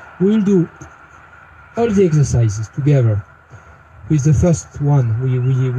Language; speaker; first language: English; non-native, learner; French